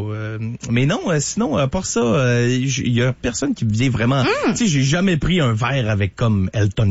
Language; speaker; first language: French; native; French